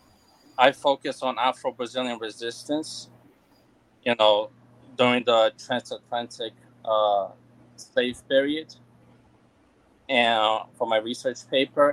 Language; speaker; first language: English; non-native, fluent; Portuguese